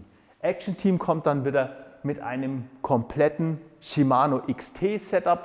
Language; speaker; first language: German; native; German